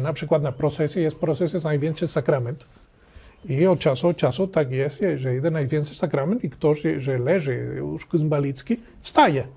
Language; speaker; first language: Polish; non-native, learner; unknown